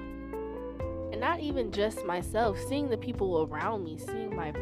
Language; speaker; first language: English; native; English